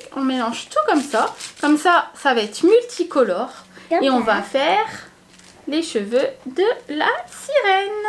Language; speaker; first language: French; native; French